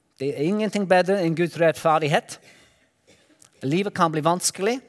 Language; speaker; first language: Norwegian; non-native, learner; Welsh